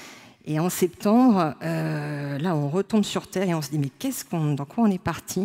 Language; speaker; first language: French; native; French